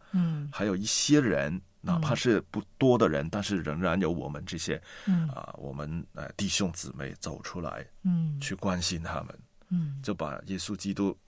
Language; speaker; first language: Chinese; non-native, local second language; Cantonese